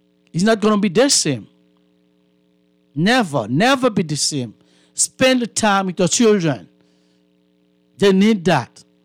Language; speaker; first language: English; non-native, fluent; Haitian Creole